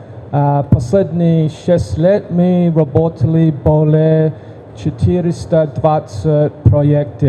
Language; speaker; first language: Russian; non-native, learner; English